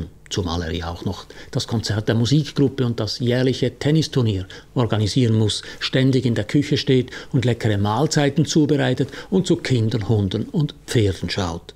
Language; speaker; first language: German; native; German